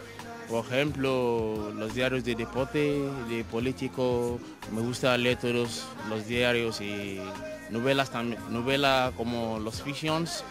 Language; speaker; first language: Spanish; non-native, fluent; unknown